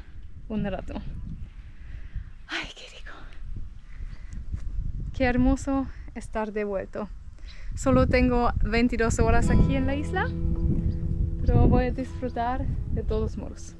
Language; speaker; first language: Spanish; non-native, fluent; German